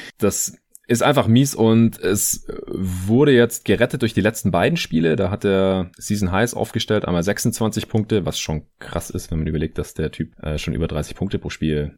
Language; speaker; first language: German; native; German